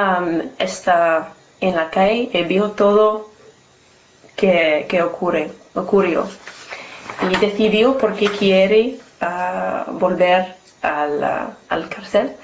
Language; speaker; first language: Spanish; non-native, learner; English